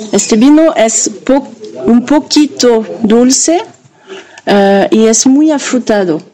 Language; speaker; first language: Spanish; non-native, learner; French